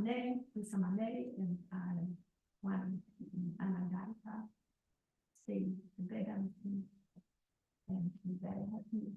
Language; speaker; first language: English; non-native, learner; Polish